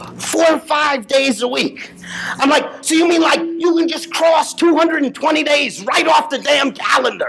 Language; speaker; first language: English; native; English